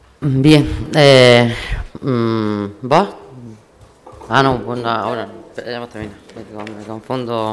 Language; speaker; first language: Spanish; native; Spanish